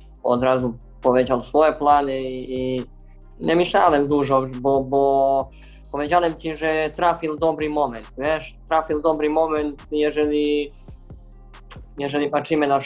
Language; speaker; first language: Polish; non-native, learner; Serbian